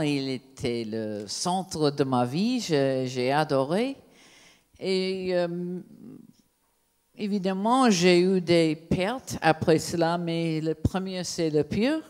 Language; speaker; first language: French; non-native, fluent; English